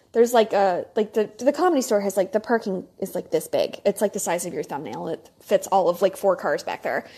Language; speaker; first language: English; native; English